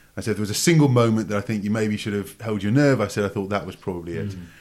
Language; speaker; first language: English; native; English